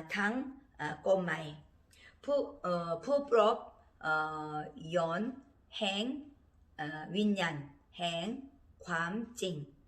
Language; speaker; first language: Thai; non-native, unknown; Korean